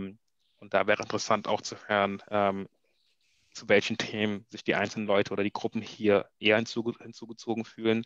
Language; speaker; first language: German; native; German